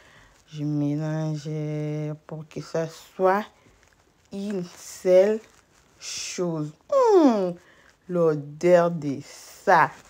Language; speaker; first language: French; non-native, local second language; Lingala